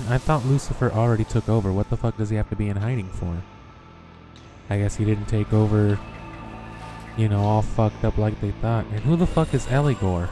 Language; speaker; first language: English; native; English